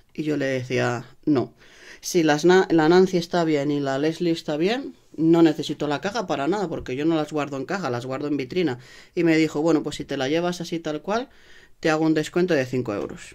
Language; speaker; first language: Spanish; native; Spanish